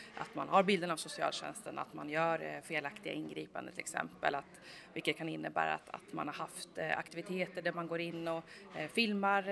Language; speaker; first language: Swedish; native; Swedish